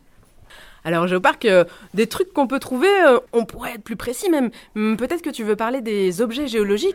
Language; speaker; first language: French; native; French